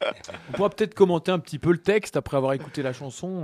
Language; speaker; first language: French; native; French